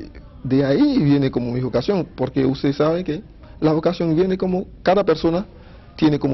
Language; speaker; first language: Spanish; non-native, fluent; Haitian Creole